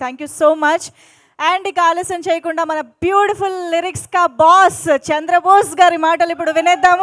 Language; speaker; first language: Telugu; native; Telugu